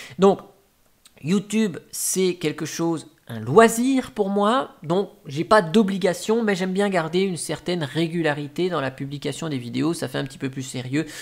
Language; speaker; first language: French; native; French